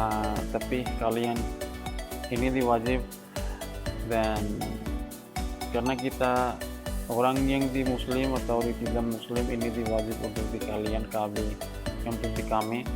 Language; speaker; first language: Indonesian; non-native, learner; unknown